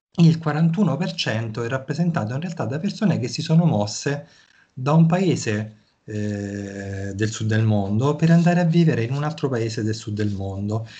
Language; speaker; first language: Italian; native; Italian